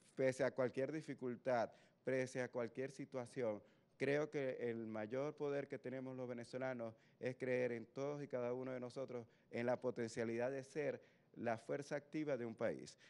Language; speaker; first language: Spanish; native; Spanish